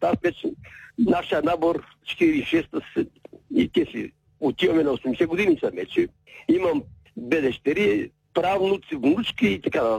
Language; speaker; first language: Bulgarian; native; Bulgarian